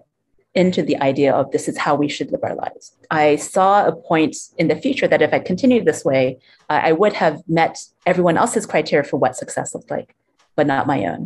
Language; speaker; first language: English; non-native, local second language; Cantonese